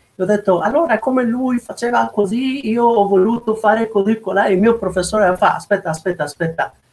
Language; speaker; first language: Italian; non-native, fluent; Persian